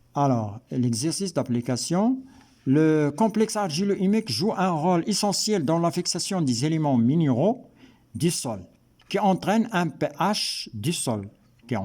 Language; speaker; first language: French; non-native, local second language; Arabic